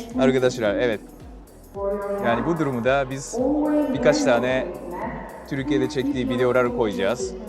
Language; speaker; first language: Turkish; non-native, fluent; Japanese